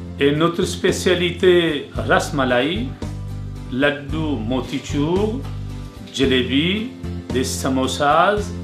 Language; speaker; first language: French; non-native, learner; Urdu